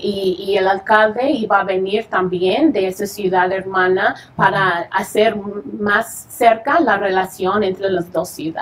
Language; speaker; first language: Spanish; early bilingual, heritage; English